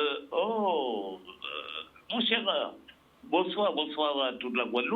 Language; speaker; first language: French; native; French